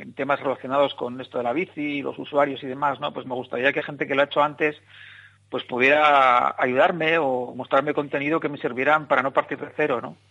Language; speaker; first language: Spanish; native; Spanish